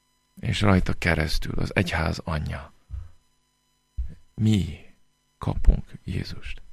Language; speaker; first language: Hungarian; non-native, fluent; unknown